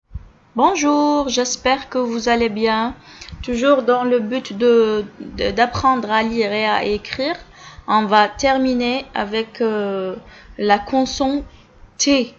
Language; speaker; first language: French; non-native, local second language; Arabic